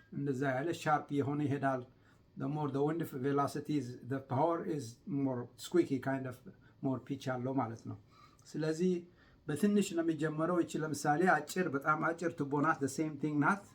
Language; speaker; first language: Amharic; non-native, local second language; Tigrinya